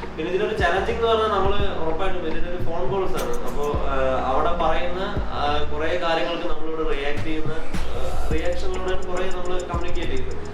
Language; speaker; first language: Malayalam; native; Malayalam